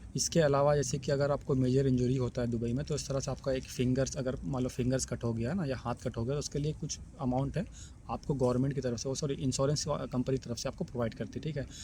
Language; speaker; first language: Hindi; native; Hindi